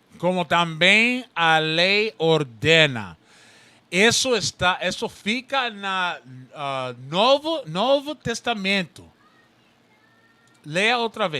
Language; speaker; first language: Portuguese; non-native, learner; Spanish